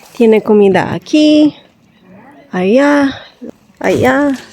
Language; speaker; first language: Spanish; non-native, learner; English